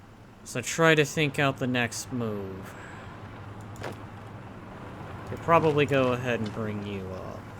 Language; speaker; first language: English; native; English